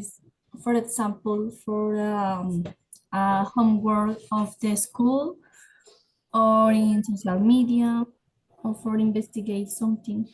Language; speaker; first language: English; non-native, learner; Spanish